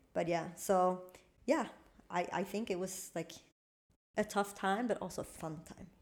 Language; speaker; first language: English; non-native, fluent; Swedish